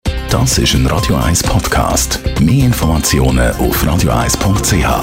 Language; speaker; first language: German; native; German